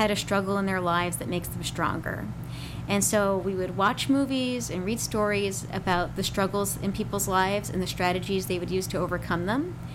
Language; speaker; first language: English; non-native, local second language; Ukrainian